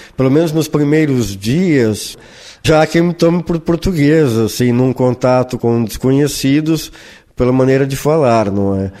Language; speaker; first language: Portuguese; native; Portuguese